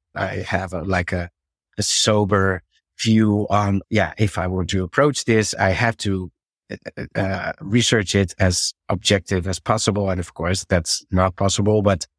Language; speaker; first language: English; non-native, fluent; Dutch